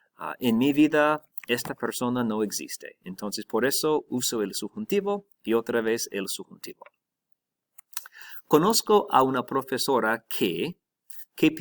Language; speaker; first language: Spanish; non-native, fluent; English